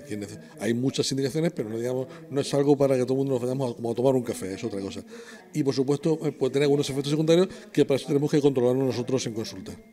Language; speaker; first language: Spanish; native; Spanish